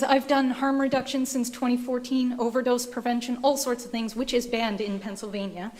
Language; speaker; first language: English; native; English